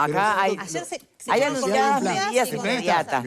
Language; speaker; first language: Spanish; native; Spanish